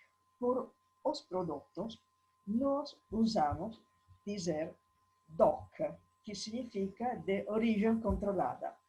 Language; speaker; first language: Portuguese; non-native, learner; Italian